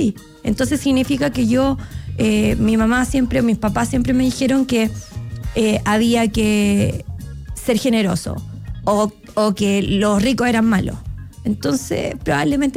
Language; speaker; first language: Spanish; native; Spanish